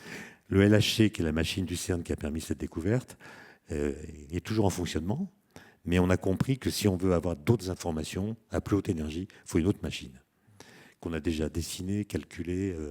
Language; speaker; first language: French; native; French